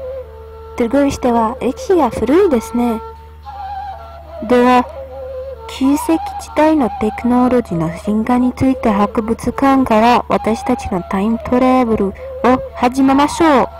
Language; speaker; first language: Japanese; non-native, learner; Romanian